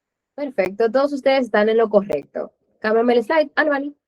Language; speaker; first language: Spanish; native; Spanish